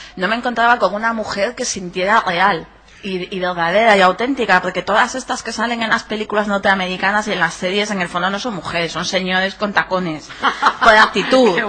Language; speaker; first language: Spanish; native; Spanish